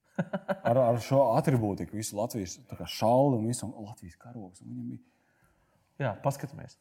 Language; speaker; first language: Latvian; native; Latvian